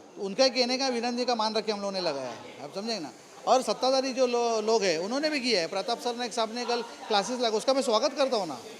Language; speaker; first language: Hindi; non-native, local second language; Marathi